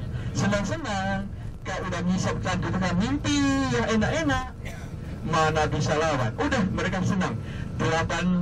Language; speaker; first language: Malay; non-native, fluent; Chinese